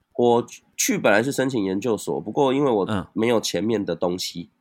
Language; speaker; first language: Chinese; native; Chinese